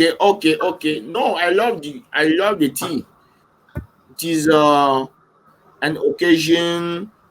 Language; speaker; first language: English; non-native, learner; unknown